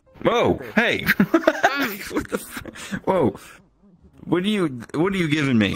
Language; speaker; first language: English; native; English